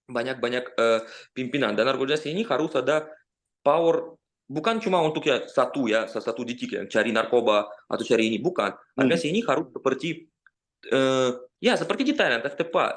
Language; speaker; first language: Indonesian; non-native, fluent; Russian